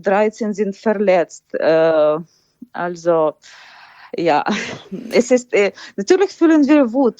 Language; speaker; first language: German; non-native, fluent; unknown